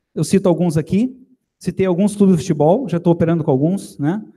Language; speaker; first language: Portuguese; native; Portuguese